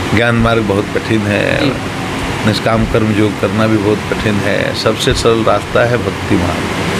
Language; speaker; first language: Hindi; native; Hindi